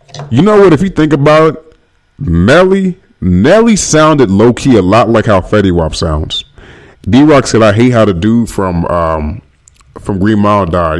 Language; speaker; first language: English; native; English